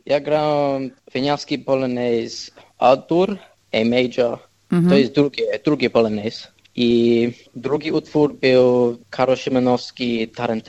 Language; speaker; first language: Polish; early bilingual, heritage; English